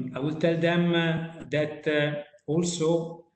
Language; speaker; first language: English; non-native, fluent; Italian